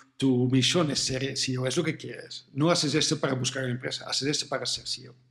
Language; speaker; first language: Spanish; non-native, fluent; French